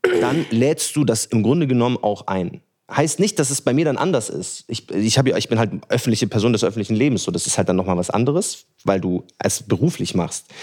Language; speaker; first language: German; early bilingual, other home language; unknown